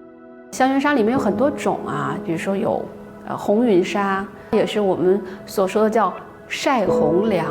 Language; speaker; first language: Chinese; native; Chinese